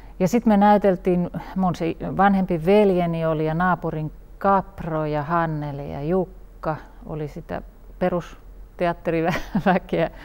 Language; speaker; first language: Finnish; native; Finnish